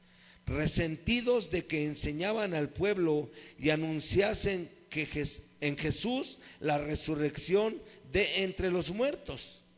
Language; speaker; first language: Spanish; native; Spanish